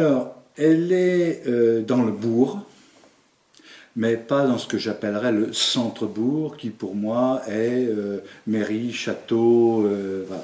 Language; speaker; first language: French; native; French